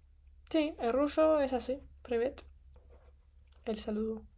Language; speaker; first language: Spanish; non-native, fluent; Russian